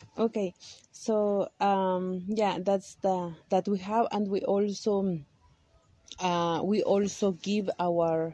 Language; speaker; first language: English; non-native, local second language; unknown